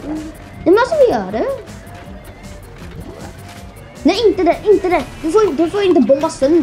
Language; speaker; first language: Swedish; non-native, learner; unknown